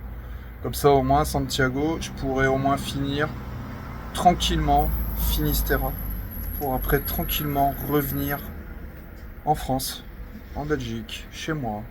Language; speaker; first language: French; native; French